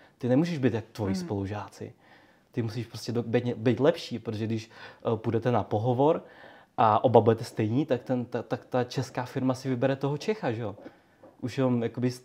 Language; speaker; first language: Czech; early bilingual, other home language; Vietnamese